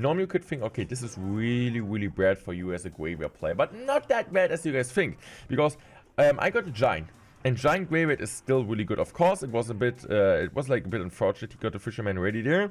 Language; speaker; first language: English; non-native, fluent; German